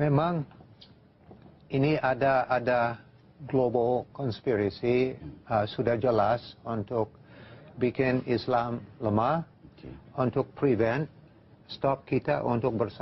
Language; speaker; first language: Indonesian; non-native, fluent; English